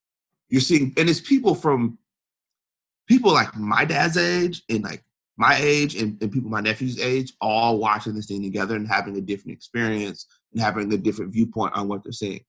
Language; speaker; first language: English; native; English